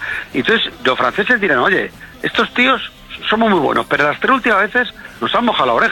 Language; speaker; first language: Spanish; native; Spanish